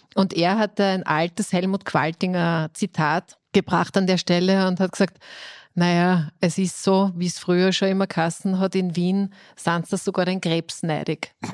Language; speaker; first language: German; native; German